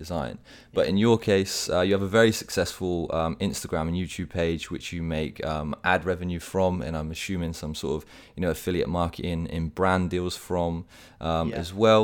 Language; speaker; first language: English; native; English